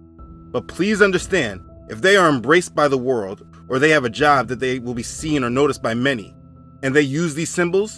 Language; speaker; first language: English; native; English